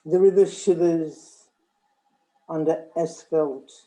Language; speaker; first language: English; non-native, fluent; Lithuanian